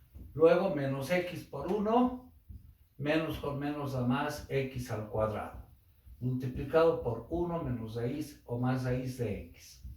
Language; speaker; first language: Spanish; native; Spanish